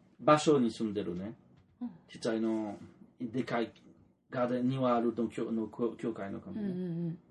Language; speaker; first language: Japanese; non-native, learner; French